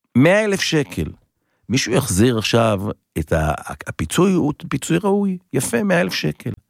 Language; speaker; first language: Hebrew; native; Hebrew